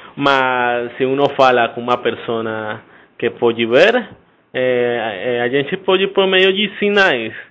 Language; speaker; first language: Portuguese; non-native, fluent; Spanish